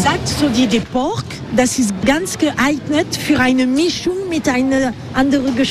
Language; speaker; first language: German; non-native, learner; French